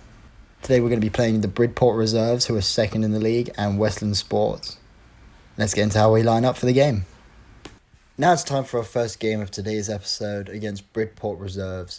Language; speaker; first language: English; native; English